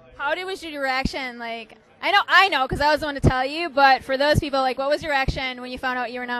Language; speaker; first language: English; native; English